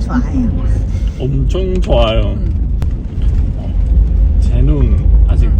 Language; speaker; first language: Korean; non-native, learner; Hungarian